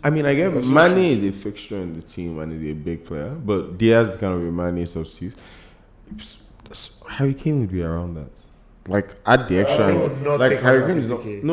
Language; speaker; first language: English; non-native, local second language; Yoruba